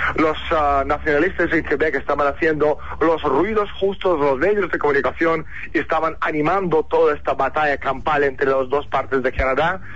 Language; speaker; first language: Spanish; non-native, fluent; Russian